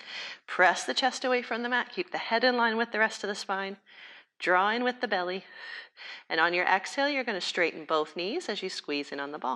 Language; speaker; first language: English; native; English